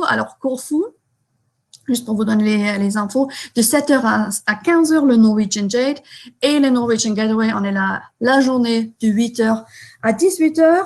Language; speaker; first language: French; non-native, fluent; German